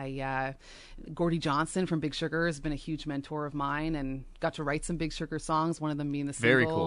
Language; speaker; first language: English; native; English